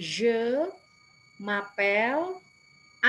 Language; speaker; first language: French; non-native, fluent; Indonesian